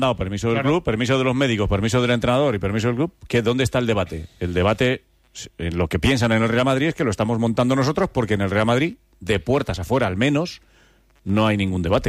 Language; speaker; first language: Spanish; native; Spanish